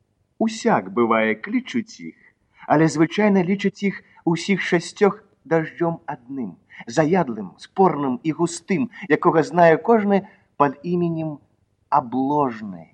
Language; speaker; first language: Belarusian; native; Belarusian